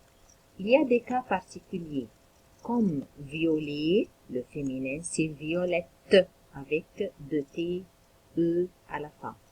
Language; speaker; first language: French; non-native, local second language; Arabic